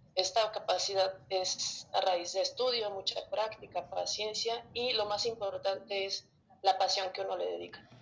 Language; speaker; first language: Spanish; early bilingual, other home language; Russian